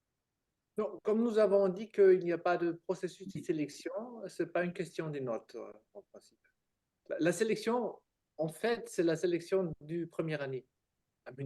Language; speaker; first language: French; non-native, fluent; German